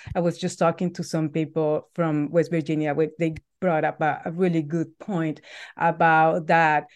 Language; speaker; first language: English; non-native, fluent; Spanish